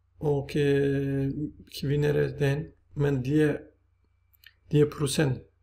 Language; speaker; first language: Swedish; non-native, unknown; Turkish